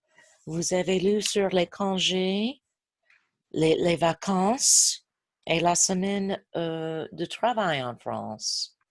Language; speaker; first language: French; non-native, fluent; English